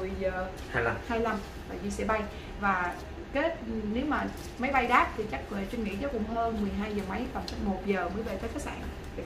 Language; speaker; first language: Vietnamese; native; Vietnamese